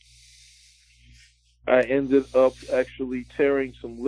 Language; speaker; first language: English; native; English